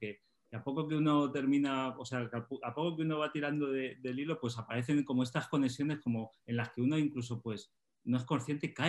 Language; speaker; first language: Spanish; native; Spanish